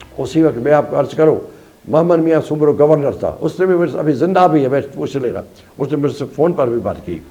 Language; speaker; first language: Urdu; non-native, local second language; Sindhi